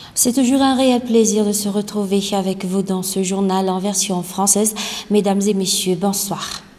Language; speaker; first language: French; non-native, local second language; Malagasy